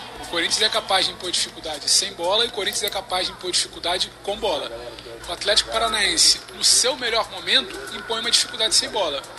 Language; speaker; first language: Portuguese; native; Portuguese